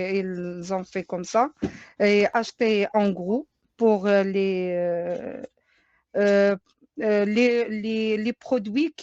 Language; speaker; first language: French; non-native, learner; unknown